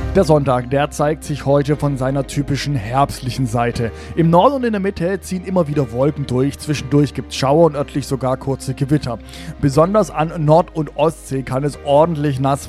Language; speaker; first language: German; native; German